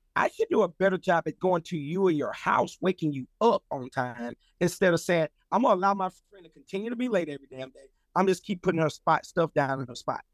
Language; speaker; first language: English; native; English